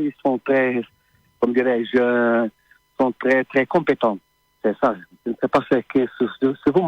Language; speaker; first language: French; non-native, learner; Portuguese